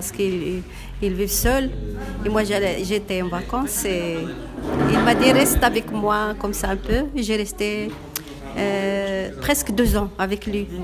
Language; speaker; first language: French; non-native, learner; Arabic